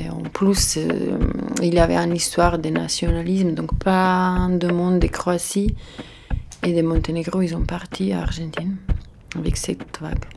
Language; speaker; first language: French; non-native, fluent; Serbian